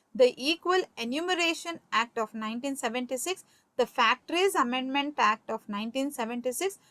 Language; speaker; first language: English; non-native, local second language; Kannada